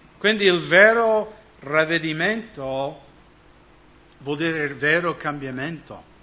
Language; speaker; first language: Italian; non-native, fluent; English